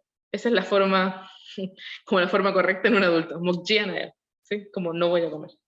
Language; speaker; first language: Spanish; non-native, learner; Korean